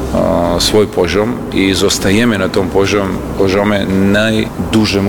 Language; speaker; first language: Polish; non-native, fluent; Serbian